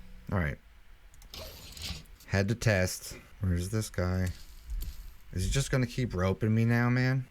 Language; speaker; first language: English; native; English